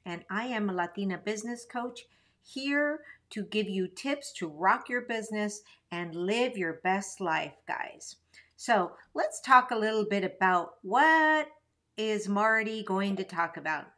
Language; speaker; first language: English; early bilingual, other home language; Spanish